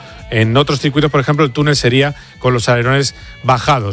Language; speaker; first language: Spanish; native; Spanish